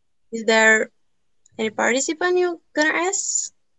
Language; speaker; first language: English; non-native, learner; Indonesian